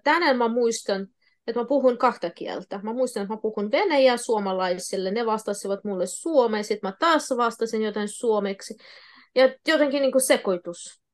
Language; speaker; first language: Finnish; non-native, fluent; Russian